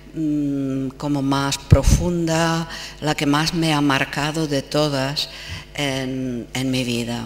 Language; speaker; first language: Spanish; non-native, fluent; Czech